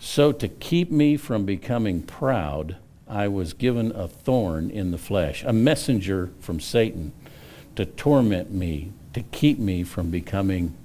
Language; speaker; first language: English; native; English